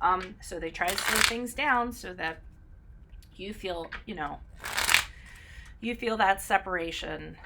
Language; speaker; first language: English; native; English